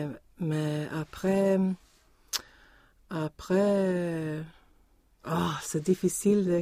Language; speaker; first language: French; non-native, learner; Swedish